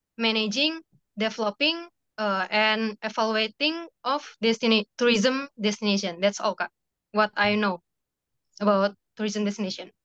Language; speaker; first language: English; non-native, fluent; Indonesian